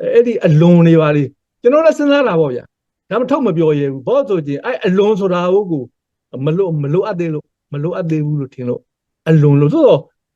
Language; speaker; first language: Burmese; native; Burmese